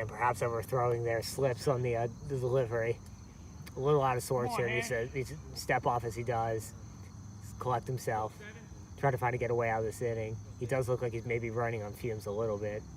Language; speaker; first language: English; native; English